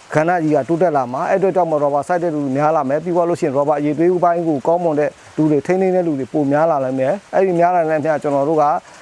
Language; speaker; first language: Burmese; non-native, local second language; Mon